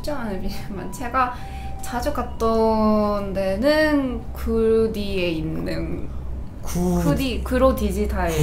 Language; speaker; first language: Korean; non-native, fluent; Japanese